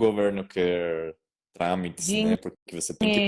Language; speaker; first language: Portuguese; non-native, learner; Spanish